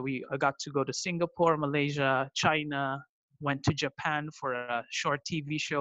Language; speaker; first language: English; non-native, local second language; Filipino